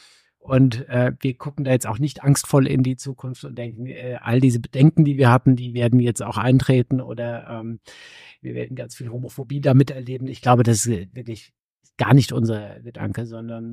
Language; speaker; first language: German; native; German